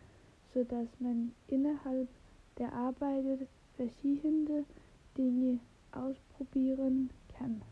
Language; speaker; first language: German; non-native, learner; Danish